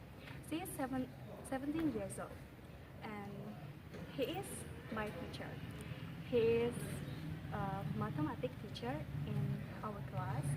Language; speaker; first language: English; non-native, learner; Indonesian